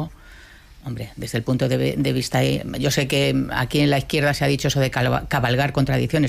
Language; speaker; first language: Spanish; native; Spanish